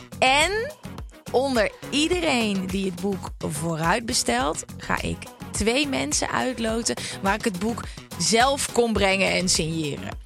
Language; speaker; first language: Dutch; native; Dutch